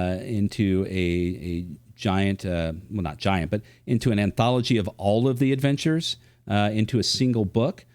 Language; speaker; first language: English; native; English